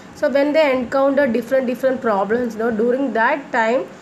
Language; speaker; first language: English; non-native, local second language; Malayalam